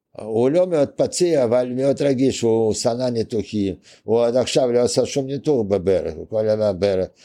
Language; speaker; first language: Hebrew; non-native, fluent; Russian